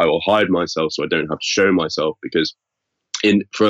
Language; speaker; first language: English; native; English